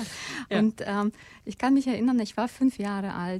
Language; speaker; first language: German; non-native, fluent; Russian